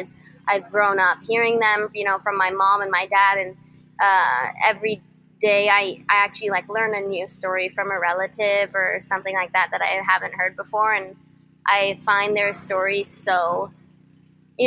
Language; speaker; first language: English; native; English